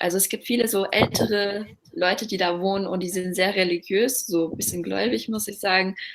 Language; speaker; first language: German; non-native, fluent; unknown